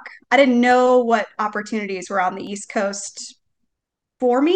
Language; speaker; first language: English; native; English